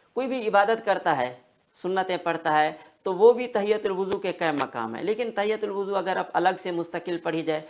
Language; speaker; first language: Urdu; native; Urdu